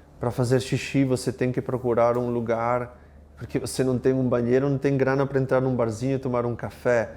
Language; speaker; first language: Portuguese; non-native, fluent; Italian